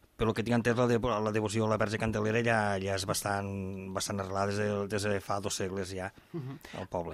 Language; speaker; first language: Catalan; native; Catalan